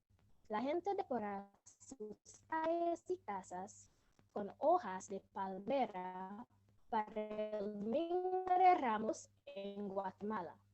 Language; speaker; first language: Spanish; non-native, learner; English